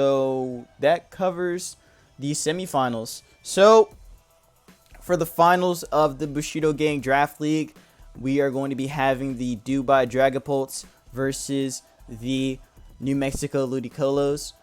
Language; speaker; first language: English; native; English